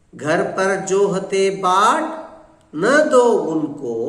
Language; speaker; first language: Hindi; non-native, local second language; Kannada